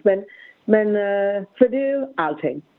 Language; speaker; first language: Swedish; non-native, learner; English